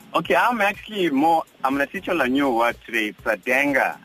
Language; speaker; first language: English; non-native, local second language; Zulu